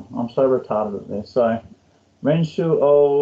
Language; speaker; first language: English; non-native, learner; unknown